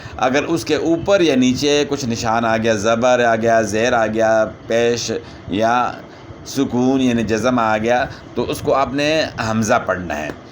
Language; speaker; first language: Urdu; native; Urdu